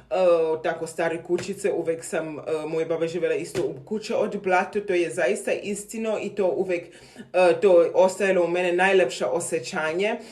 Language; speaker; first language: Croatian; non-native, fluent; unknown